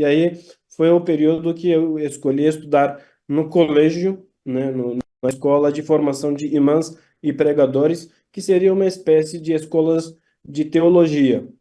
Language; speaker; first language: Portuguese; non-native, fluent; Turkish